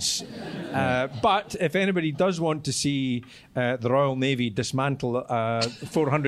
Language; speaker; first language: English; native; English